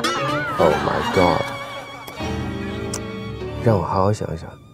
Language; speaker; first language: Chinese; non-native, local second language; Cantonese